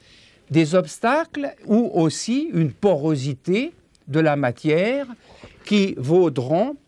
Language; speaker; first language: French; native; French